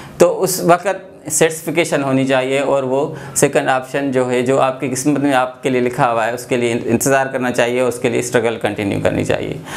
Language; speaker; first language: Urdu; non-native, local second language; Sindhi